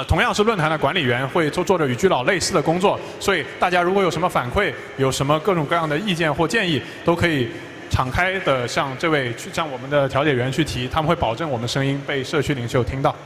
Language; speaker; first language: Chinese; native; Chinese